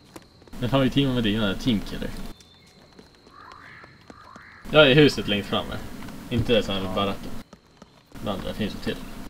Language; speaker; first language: Swedish; native; Swedish